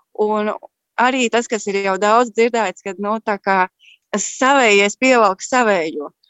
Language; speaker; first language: Latvian; native; Latvian